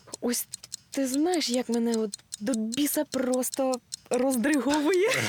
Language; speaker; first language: Ukrainian; non-native, local second language; Russian